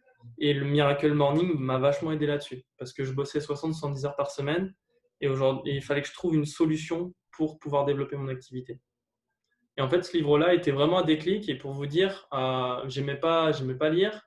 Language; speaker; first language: French; native; French